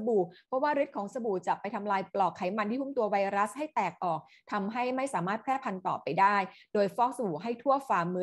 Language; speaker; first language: Thai; native; Thai